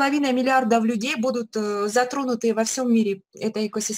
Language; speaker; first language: Russian; native; Russian